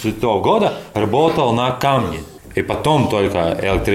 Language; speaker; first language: Russian; non-native, learner; Latvian